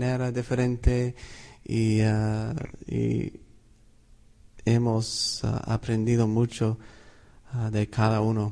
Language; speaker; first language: Spanish; non-native, fluent; English